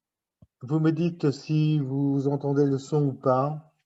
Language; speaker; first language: French; native; French